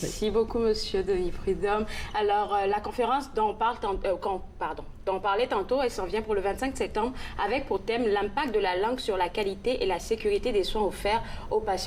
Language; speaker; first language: French; native; French